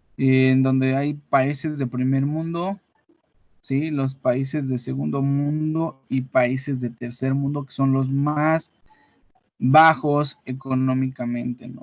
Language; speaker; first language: Spanish; native; Spanish